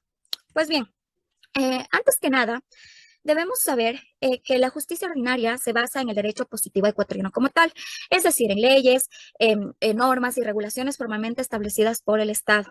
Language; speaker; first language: Spanish; native; Spanish